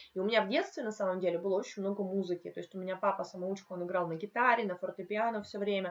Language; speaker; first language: Russian; non-native, local second language; Ukrainian